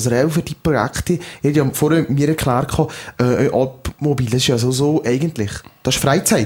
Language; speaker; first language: German; native; German